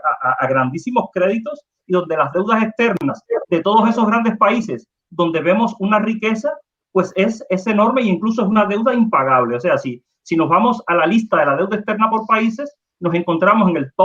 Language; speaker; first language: Spanish; native; Spanish